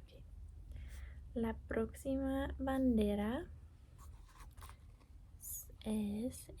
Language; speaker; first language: Spanish; non-native, learner; English